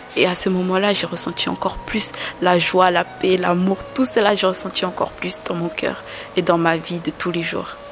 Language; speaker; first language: French; early bilingual, other home language; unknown